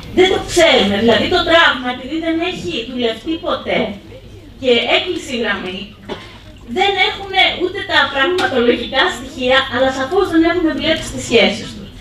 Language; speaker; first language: Greek; native; Greek